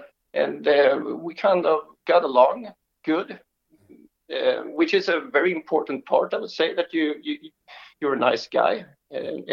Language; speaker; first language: English; non-native, fluent; Swedish